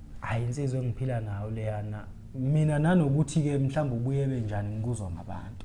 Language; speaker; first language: Zulu; native; Zulu